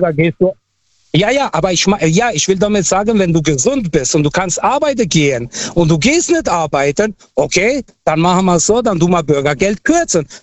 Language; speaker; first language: German; non-native, fluent; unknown